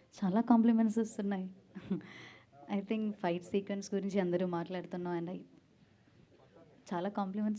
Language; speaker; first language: Telugu; non-native, learner; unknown